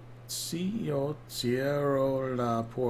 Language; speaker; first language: Spanish; non-native, learner; English